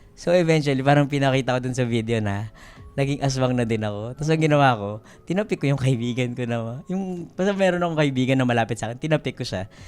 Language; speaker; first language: Filipino; non-native, local second language; Aklanon